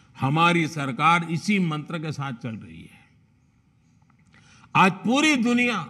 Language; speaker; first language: Hindi; non-native, local second language; Gujarati